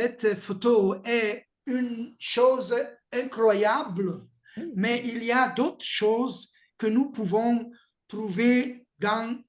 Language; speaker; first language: French; non-native, learner; Italian